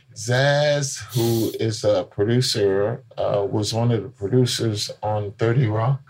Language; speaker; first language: English; native; English